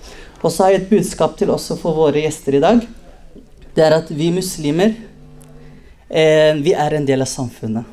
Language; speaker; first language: Norwegian; early bilingual, other home language; Somali